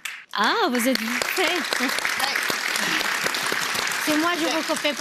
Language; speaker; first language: French; non-native, learner; Arabic